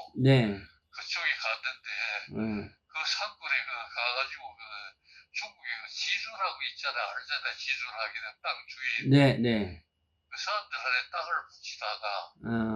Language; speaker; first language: Korean; early bilingual, heritage; Korean